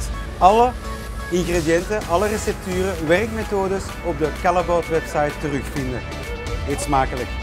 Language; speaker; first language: Dutch; native; Dutch